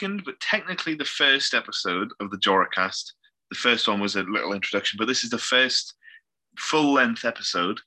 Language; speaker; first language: English; native; English